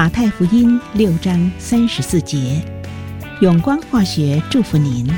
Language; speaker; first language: Chinese; native; Chinese